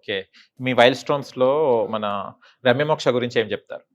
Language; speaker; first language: Telugu; native; Telugu